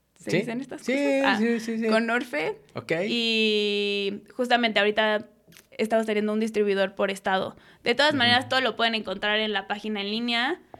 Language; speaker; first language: Spanish; native; Spanish